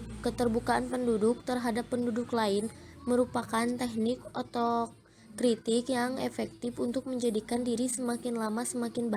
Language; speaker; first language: Indonesian; native; Indonesian